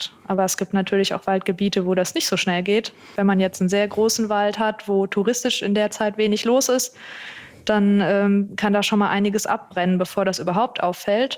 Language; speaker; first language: German; native; German